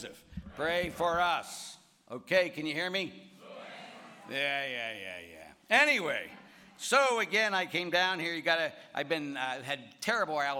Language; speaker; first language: English; native; English